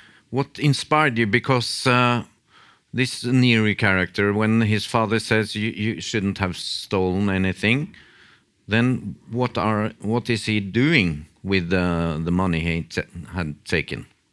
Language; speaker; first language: English; non-native, fluent; Norwegian